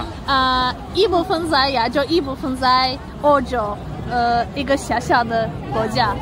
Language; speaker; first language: Chinese; non-native, learner; Turkish